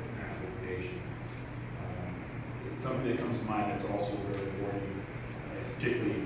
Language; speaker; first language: English; native; English